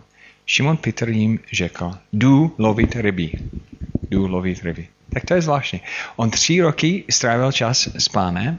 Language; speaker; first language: Czech; non-native, fluent; English